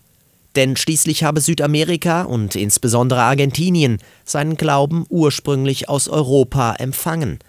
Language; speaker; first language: German; native; German